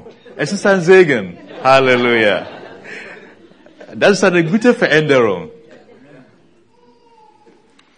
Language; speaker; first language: German; non-native, fluent; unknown